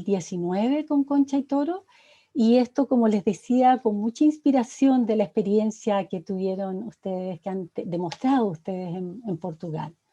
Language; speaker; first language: Spanish; native; Spanish